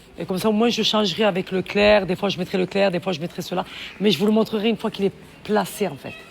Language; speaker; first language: French; native; French